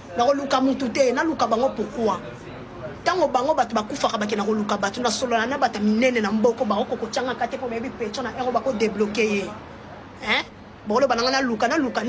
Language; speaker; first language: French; non-native, local second language; Lingala